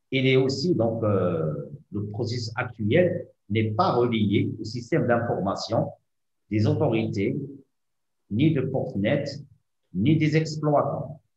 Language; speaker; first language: French; non-native, local second language; Arabic